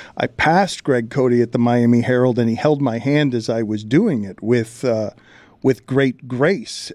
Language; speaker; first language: English; early bilingual, other home language; Spanish